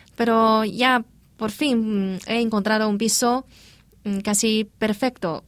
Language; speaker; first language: Spanish; non-native, fluent; Chinese